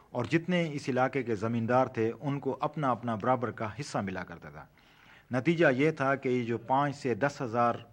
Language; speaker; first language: Urdu; non-native, local second language; Saraiki